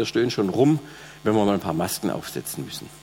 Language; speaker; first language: German; native; German